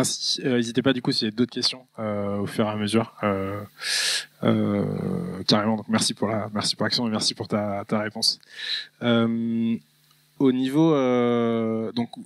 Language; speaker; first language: French; native; French